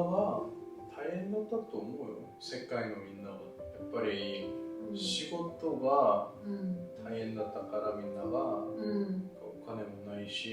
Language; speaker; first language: Japanese; non-native, learner; Korean